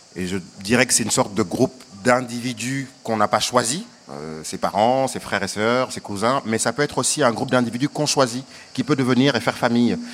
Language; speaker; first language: French; non-native, local second language; Wolof